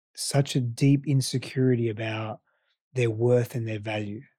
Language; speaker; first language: English; non-native, local second language; Greek